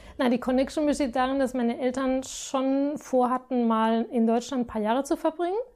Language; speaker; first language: German; non-native, fluent; Spanish